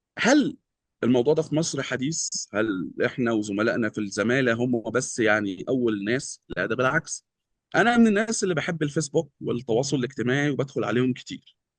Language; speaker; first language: Egyptian Arabic; native; Egyptian Arabic